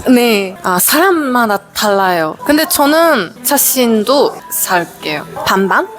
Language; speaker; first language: Korean; non-native, learner; Japanese